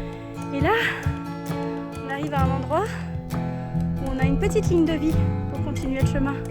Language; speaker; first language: French; native; French